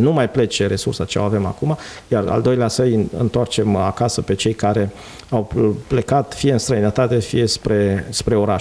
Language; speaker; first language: Romanian; native; Romanian